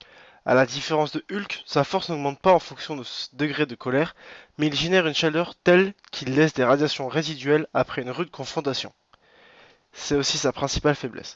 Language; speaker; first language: French; native; French